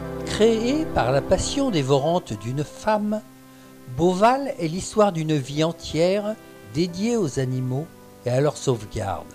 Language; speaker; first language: French; native; French